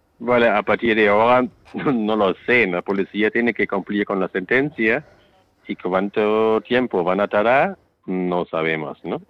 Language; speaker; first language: Spanish; non-native, fluent; German